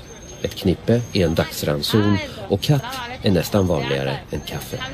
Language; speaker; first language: Swedish; native; Swedish